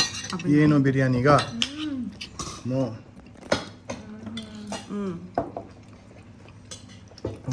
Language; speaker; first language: Japanese; non-native, fluent; Urdu